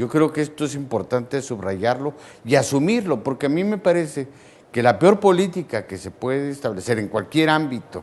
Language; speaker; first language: Spanish; native; Spanish